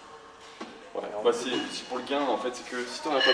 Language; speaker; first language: French; native; French